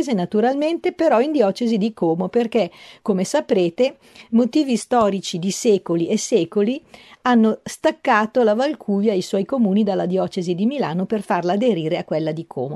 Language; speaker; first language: Italian; native; Italian